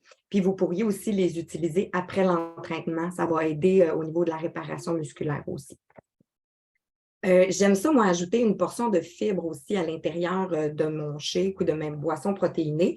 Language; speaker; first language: French; native; French